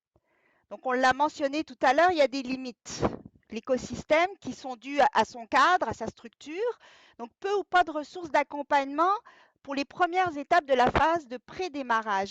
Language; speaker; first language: French; native; French